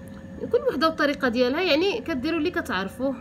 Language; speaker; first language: Arabic; native; Arabic